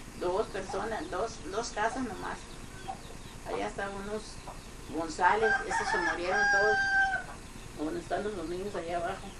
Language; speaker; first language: Spanish; non-native, local second language; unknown